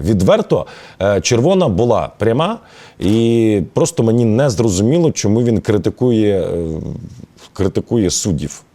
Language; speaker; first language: Ukrainian; native; Ukrainian